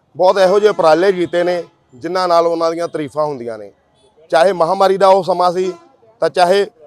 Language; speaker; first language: Punjabi; native; Punjabi